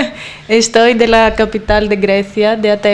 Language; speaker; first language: Spanish; non-native, fluent; Greek